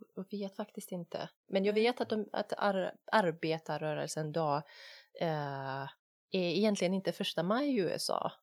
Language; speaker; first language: Swedish; non-native, fluent; Bosnian